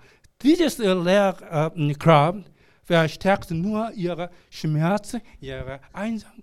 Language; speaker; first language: German; non-native, learner; Korean